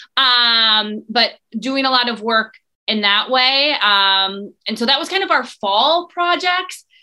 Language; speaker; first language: English; native; English